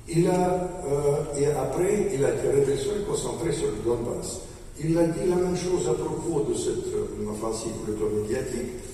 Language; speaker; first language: French; non-native, fluent; Russian